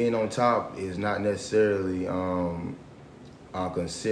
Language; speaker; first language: English; native; English